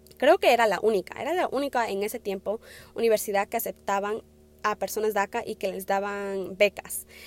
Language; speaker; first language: Spanish; early bilingual, heritage; Spanish